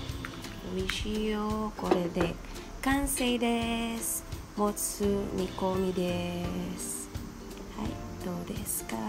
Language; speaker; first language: Japanese; non-native, fluent; Filipino